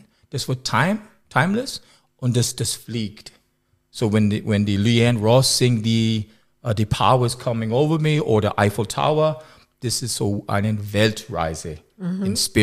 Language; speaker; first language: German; non-native, learner; English